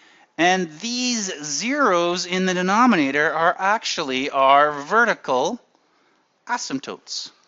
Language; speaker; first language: English; native; English